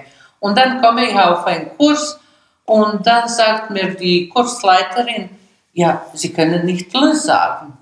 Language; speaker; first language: German; non-native, fluent; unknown